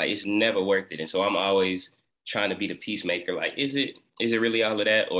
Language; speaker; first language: English; native; English